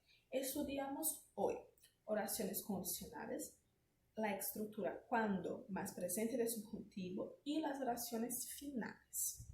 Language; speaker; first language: Spanish; non-native, fluent; Portuguese